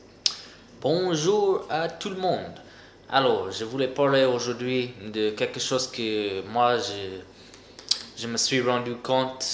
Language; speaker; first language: French; non-native, fluent; English